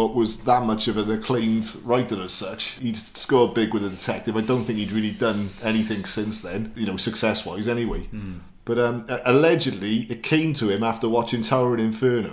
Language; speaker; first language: English; native; English